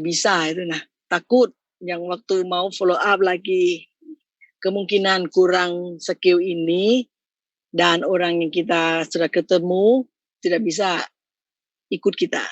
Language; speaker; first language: Indonesian; non-native, fluent; Thai